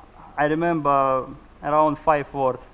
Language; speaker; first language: English; non-native, learner; Russian